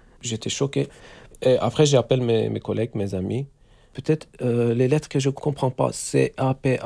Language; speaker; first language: French; non-native, fluent; Turkish